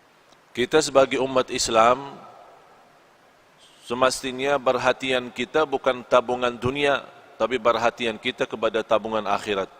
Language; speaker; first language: Indonesian; non-native, fluent; Arabic